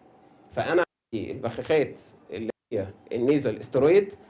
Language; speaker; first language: Arabic; native; Arabic